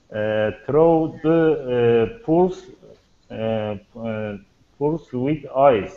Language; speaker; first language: English; non-native, learner; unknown